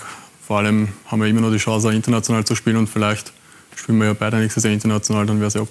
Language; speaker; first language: German; native; German